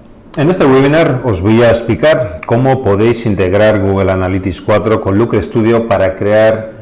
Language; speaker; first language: Spanish; native; Spanish